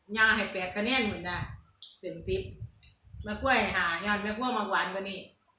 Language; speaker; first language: Thai; native; Thai